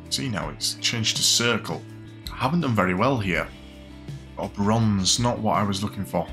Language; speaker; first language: English; native; English